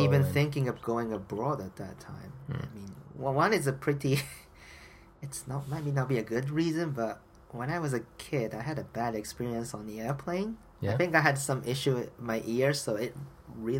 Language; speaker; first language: English; non-native, fluent; Japanese